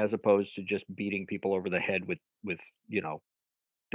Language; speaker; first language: English; native; English